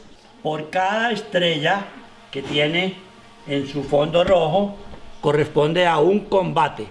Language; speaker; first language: Spanish; native; Spanish